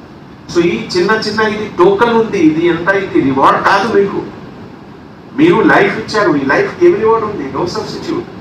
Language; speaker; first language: Telugu; non-native, fluent; Hindi